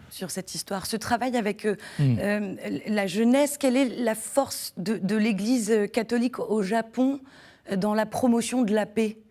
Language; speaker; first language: French; native; French